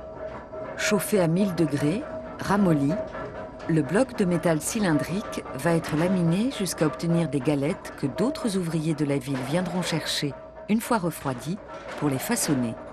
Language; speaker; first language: French; native; French